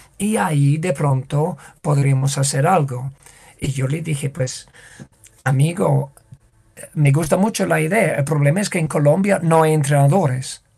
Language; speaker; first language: Spanish; non-native, fluent; English